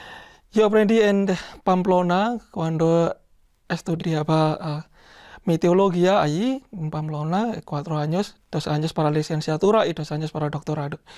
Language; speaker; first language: Spanish; non-native, learner; Indonesian